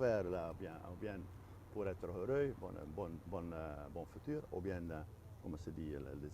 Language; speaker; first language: French; non-native, fluent; Dutch